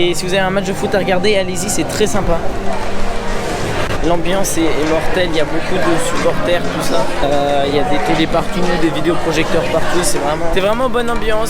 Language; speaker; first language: French; native; French